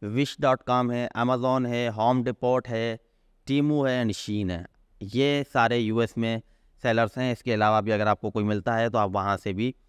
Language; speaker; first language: Urdu; non-native, local second language; Sindhi